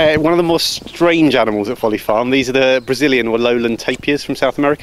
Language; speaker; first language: English; native; English